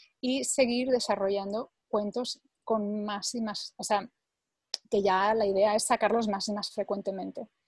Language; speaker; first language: Spanish; early bilingual, other home language; English